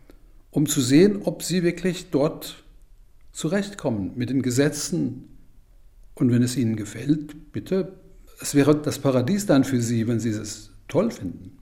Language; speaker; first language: German; non-native, fluent; Persian